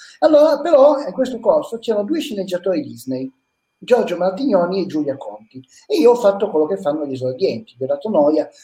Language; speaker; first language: Italian; native; Italian